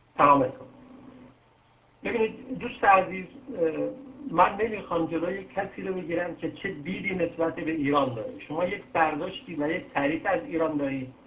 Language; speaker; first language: Persian; non-native, local second language; Arabic